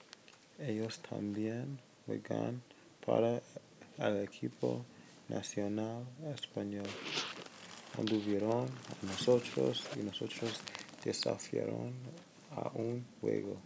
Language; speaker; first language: Spanish; non-native, learner; English